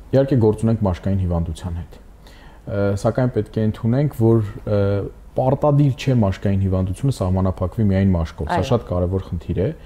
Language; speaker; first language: Armenian; native; Armenian